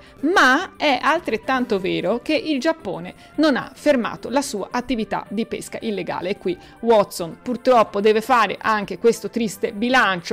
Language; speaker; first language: Italian; native; Italian